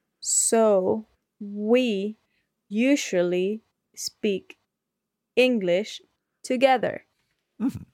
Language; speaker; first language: English; non-native, fluent; Spanish